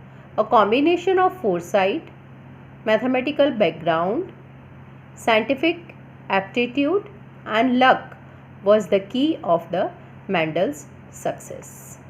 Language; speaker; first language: English; non-native, local second language; Gujarati